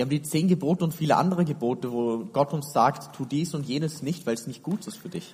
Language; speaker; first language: German; native; German